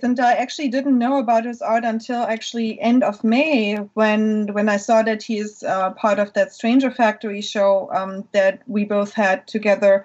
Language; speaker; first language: English; non-native, fluent; German